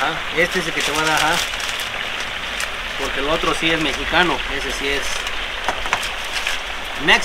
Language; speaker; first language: Spanish; native; Spanish